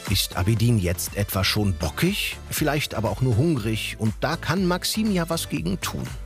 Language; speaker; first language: German; native; German